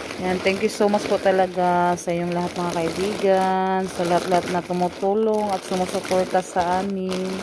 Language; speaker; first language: Filipino; non-native, local second language; Cebuano